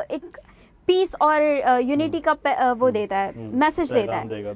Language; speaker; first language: Hindi; native; Hindi